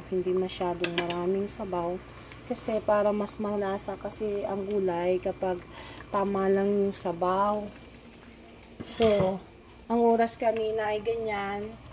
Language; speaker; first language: Filipino; non-native, local second language; Iloko